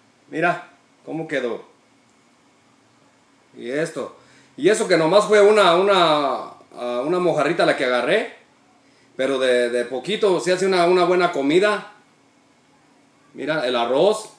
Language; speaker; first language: Spanish; native; Spanish